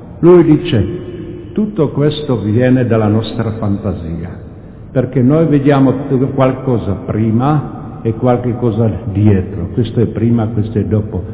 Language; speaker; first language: Italian; non-native, fluent; Czech